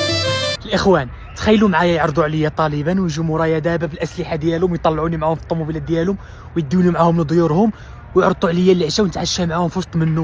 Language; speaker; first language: Arabic; native; Arabic